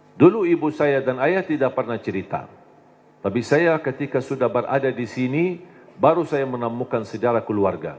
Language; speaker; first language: Indonesian; non-native, fluent; Arabic